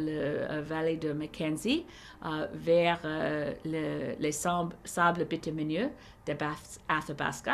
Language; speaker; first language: French; non-native, learner; English